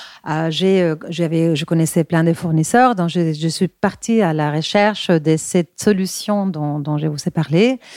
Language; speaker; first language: French; non-native, fluent; Spanish